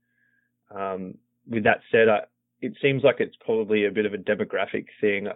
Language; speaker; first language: English; native; English